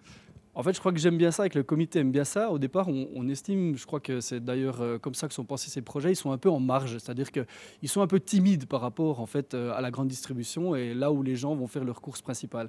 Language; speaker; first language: French; native; French